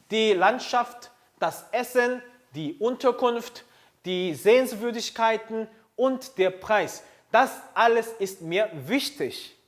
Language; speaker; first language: German; non-native, fluent; Korean